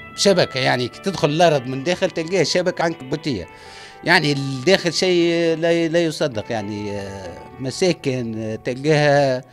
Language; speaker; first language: Arabic; native; Arabic